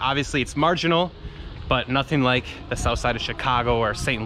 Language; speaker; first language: English; native; English